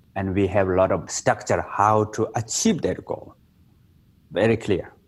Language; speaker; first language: English; non-native, local second language; Tibetan